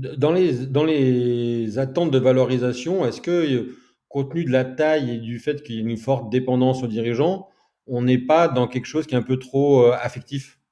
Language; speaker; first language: French; native; French